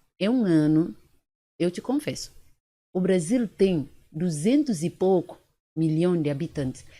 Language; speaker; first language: Portuguese; early bilingual, other home language; Upper Guinea Crioulo